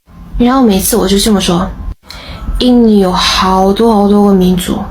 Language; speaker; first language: Chinese; non-native, fluent; Indonesian